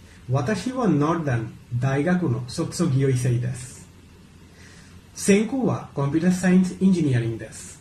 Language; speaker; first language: Japanese; non-native, learner; Bangla